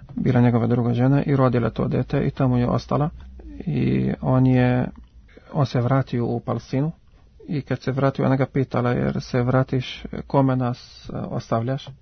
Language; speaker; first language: Serbian; non-native, fluent; Arabic